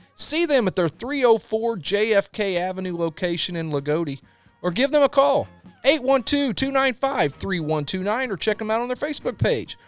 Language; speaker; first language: English; native; English